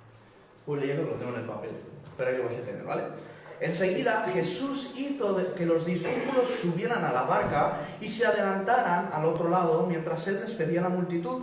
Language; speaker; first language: Spanish; native; Spanish